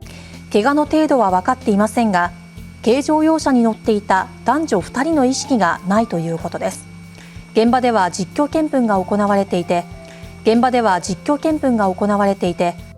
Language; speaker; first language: Japanese; native; Japanese